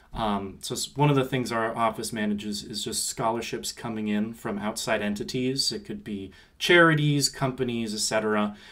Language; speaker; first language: English; native; English